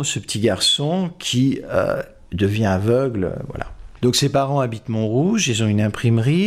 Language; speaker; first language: French; native; French